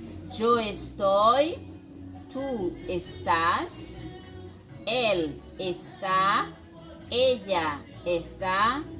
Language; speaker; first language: Spanish; non-native, fluent; French